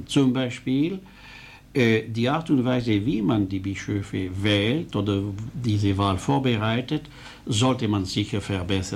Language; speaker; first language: German; non-native, local second language; French